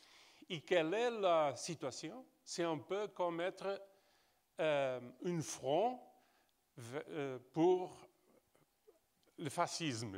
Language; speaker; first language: French; non-native, fluent; Portuguese